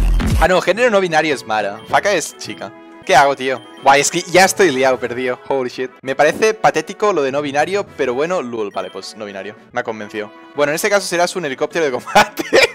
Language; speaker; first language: Spanish; native; Spanish